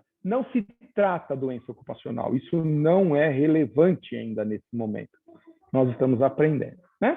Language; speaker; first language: Portuguese; native; Portuguese